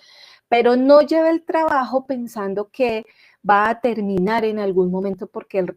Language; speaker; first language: Spanish; native; Spanish